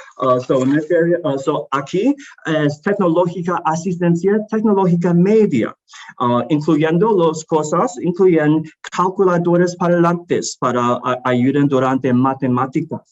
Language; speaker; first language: Spanish; non-native, learner; English